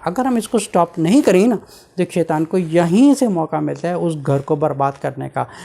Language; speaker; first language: Urdu; early bilingual, heritage; Urdu